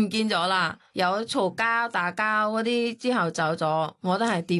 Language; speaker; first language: Cantonese; non-native, fluent; Thai